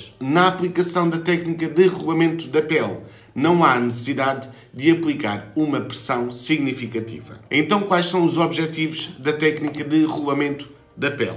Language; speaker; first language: Portuguese; native; Portuguese